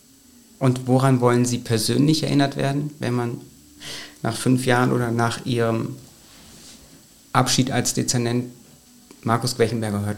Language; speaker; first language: German; native; German